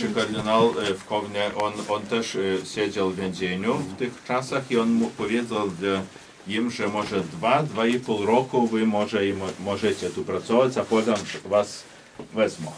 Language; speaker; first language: Polish; non-native, local second language; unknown